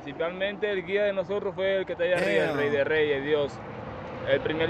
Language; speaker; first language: Spanish; native; Spanish